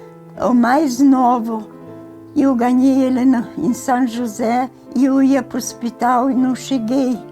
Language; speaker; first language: Portuguese; early bilingual, other home language; Ukrainian